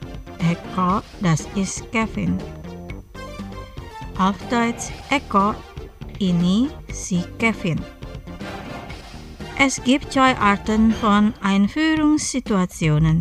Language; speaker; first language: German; non-native, fluent; Indonesian